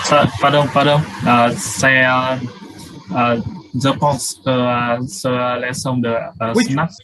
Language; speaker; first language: French; non-native, learner; Vietnamese